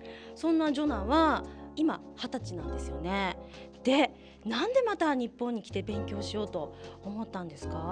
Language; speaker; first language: Japanese; native; Japanese